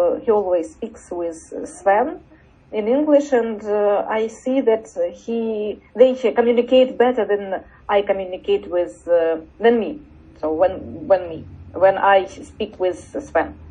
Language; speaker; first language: English; non-native, learner; Russian